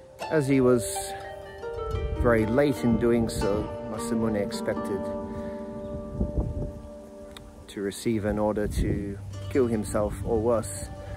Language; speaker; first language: English; native; English